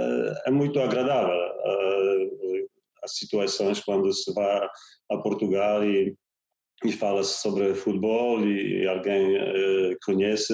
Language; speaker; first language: Portuguese; non-native, fluent; Polish